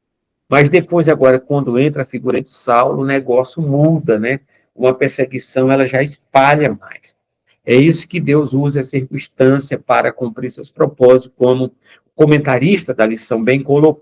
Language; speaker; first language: Portuguese; native; Portuguese